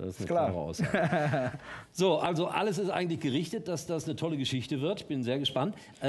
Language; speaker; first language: German; native; German